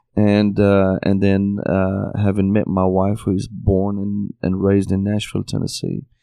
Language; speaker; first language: English; non-native, fluent; Arabic